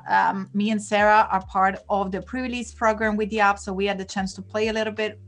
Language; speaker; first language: English; non-native, fluent; Italian